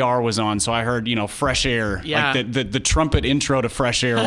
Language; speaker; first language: English; native; English